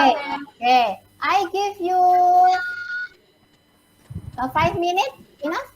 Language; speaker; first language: English; non-native, learner; Indonesian